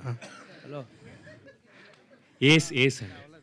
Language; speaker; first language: Telugu; non-native, learner; Tamil